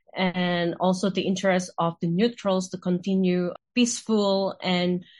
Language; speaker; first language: English; non-native, fluent; Indonesian